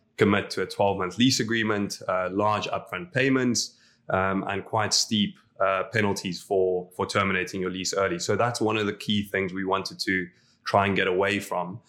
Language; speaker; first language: English; non-native, local second language; Afrikaans